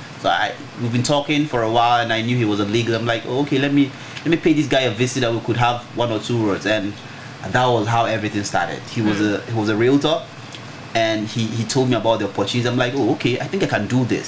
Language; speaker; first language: English; non-native, local second language; Igbo